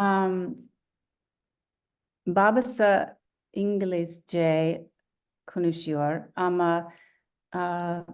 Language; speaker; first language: Turkish; non-native, learner; English